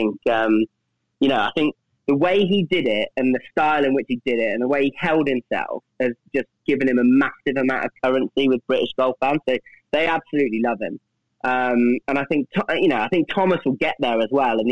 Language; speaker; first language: English; native; English